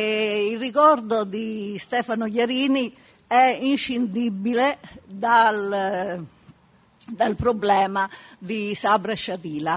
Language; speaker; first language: Italian; native; Italian